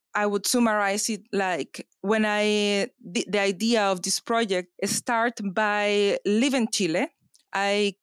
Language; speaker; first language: English; non-native, fluent; Spanish